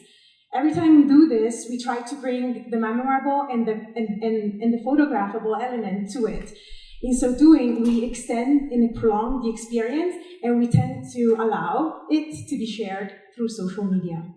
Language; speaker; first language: English; non-native, fluent; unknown